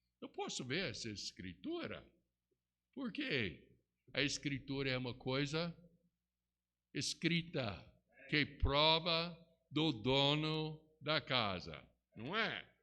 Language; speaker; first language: Portuguese; non-native, fluent; English